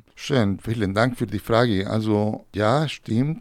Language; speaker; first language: German; non-native, fluent; Spanish